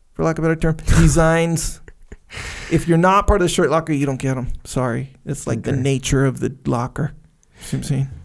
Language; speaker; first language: English; native; English